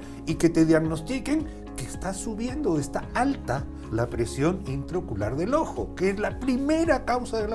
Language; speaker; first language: Spanish; native; Spanish